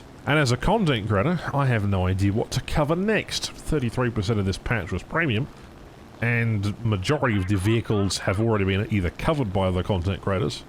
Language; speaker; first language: English; native; English